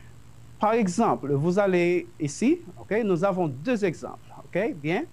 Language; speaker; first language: French; non-native, fluent; Spanish